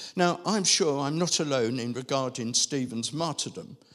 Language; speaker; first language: English; native; English